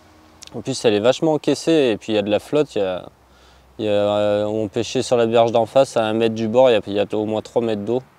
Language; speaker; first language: French; native; French